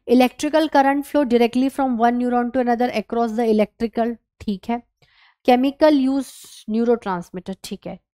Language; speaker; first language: Hindi; native; Hindi